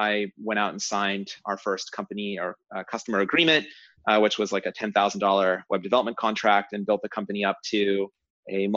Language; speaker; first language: English; native; English